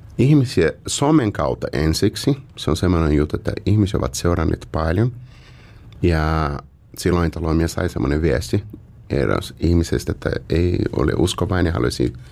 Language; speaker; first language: Finnish; non-native, learner; Portuguese